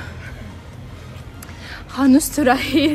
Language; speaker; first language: Persian; non-native, learner; Turkish